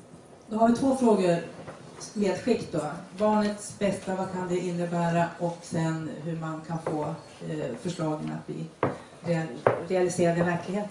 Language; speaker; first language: Swedish; native; Swedish